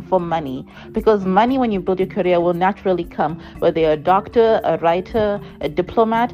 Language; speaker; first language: English; non-native, local second language; Shona